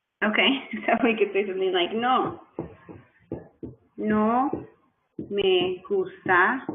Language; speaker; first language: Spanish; non-native, fluent; English